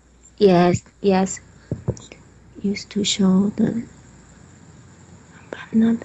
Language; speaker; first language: English; non-native, learner; Chinese